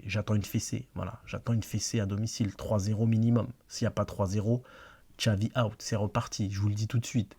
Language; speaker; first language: French; native; French